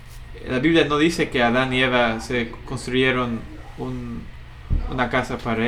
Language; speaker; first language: Spanish; non-native, fluent; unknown